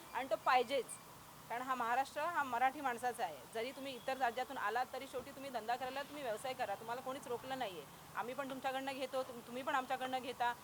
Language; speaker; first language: Marathi; native; Marathi